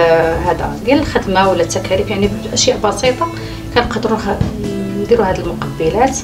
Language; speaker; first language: Arabic; native; Arabic